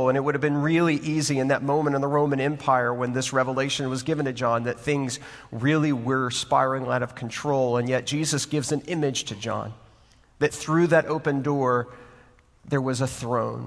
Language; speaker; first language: English; native; English